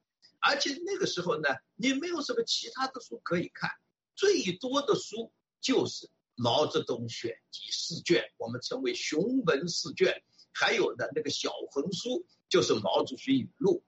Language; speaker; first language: Chinese; native; Chinese